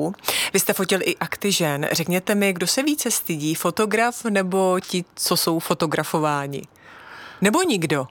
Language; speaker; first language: Czech; native; Czech